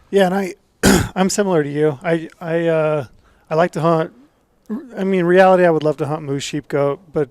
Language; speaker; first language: English; native; English